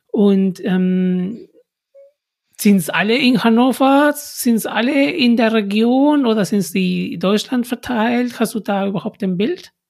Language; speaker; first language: German; non-native, fluent; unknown